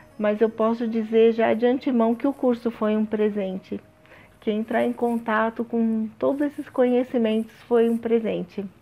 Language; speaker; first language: Portuguese; native; Portuguese